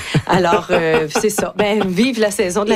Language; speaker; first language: French; native; French